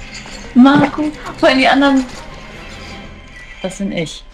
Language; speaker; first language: German; native; German